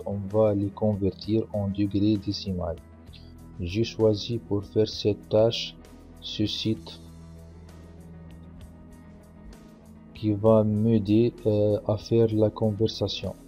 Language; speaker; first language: French; non-native, local second language; Arabic